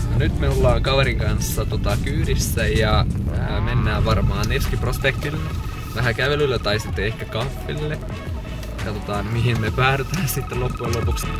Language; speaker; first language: Finnish; non-native, fluent; Russian